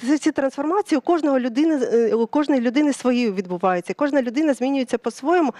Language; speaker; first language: Ukrainian; early bilingual, other home language; Russian